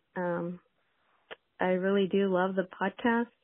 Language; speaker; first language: English; native; English